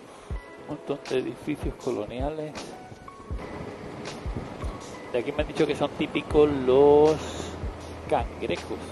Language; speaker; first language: Spanish; native; Spanish